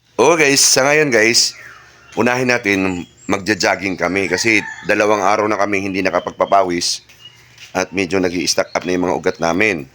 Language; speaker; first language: Filipino; non-native, local second language; Cebuano